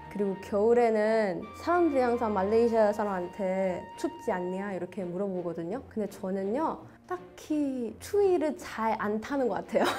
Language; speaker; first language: Korean; non-native, fluent; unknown